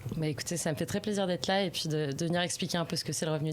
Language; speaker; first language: French; native; French